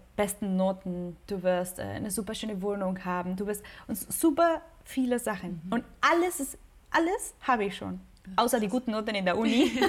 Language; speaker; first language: German; non-native, fluent; Spanish